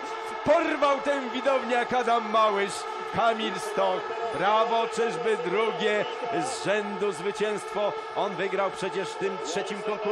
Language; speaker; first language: Polish; native; Polish